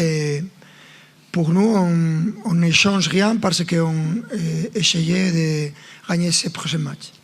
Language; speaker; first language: French; non-native, fluent; Spanish